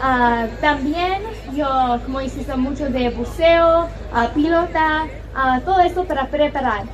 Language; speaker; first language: Spanish; non-native, learner; English